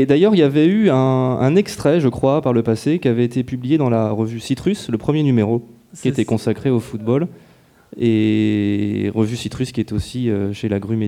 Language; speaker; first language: French; native; French